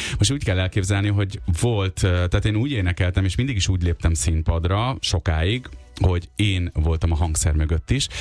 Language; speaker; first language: Hungarian; early bilingual, other home language; Urdu